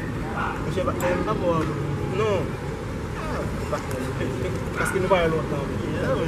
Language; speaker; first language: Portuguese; non-native, learner; Haitian Creole